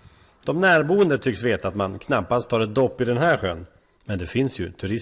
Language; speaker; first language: Swedish; native; Swedish